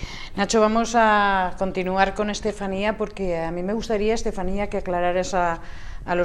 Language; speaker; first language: Spanish; native; Spanish